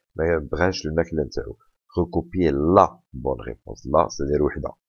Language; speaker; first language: French; non-native, local second language; Arabic